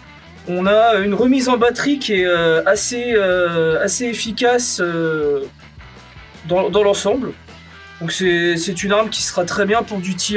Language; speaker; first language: French; native; French